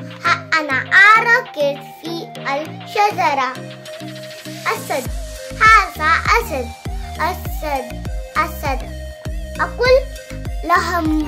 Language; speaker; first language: Arabic; non-native, learner; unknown